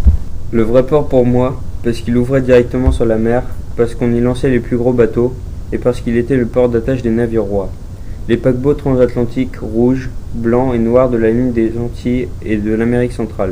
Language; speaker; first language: French; native; French